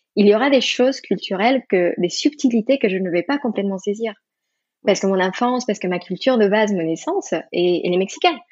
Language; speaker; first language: French; non-native, fluent; Spanish